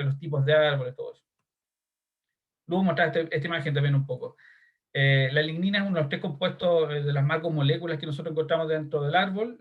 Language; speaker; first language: Spanish; native; Spanish